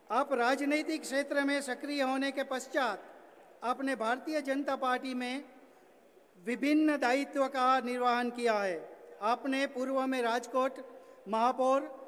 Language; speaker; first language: Hindi; non-native, local second language; Gujarati